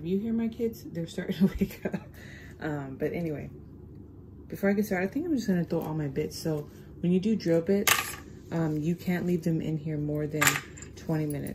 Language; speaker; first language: English; native; English